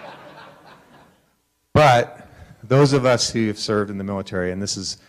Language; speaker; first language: English; native; English